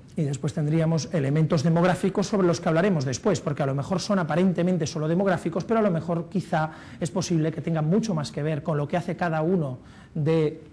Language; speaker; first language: Spanish; native; Spanish